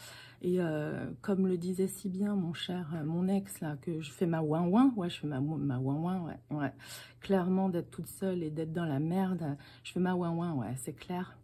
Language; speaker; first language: French; native; French